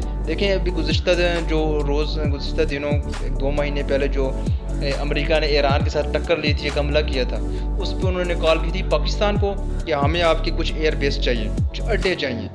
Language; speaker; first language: Hindi; non-native, local second language; Punjabi